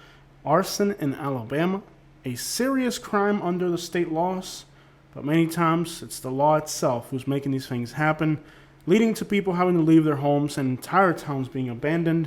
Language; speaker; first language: English; native; English